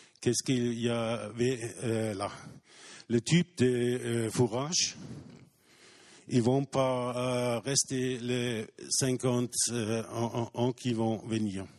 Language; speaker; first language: French; non-native, learner; German